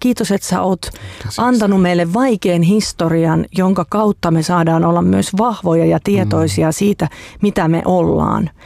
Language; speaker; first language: Finnish; native; Finnish